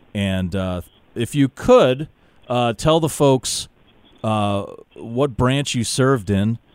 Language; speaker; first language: English; native; English